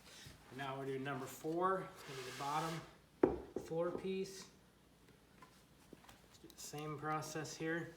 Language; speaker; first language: English; native; English